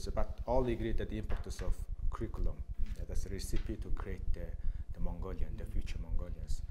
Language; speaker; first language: English; non-native, fluent; Mongolian